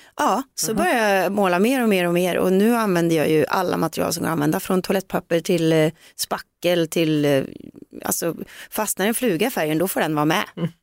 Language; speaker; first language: Swedish; native; Swedish